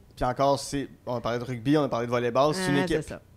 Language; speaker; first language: French; native; French